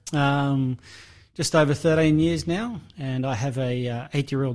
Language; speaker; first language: English; native; English